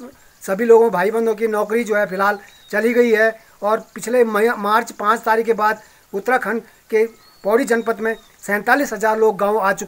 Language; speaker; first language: Hindi; native; Hindi